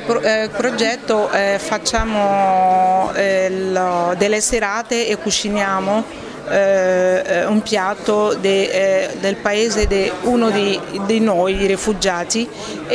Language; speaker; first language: Italian; non-native, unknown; French